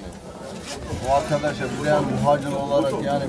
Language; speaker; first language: Turkish; non-native, learner; Tajik